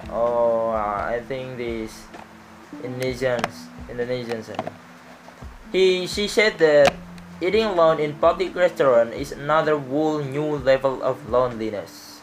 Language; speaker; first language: English; non-native, learner; Indonesian